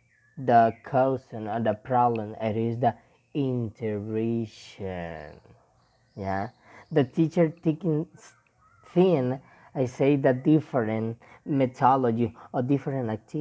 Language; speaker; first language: English; non-native, learner; Spanish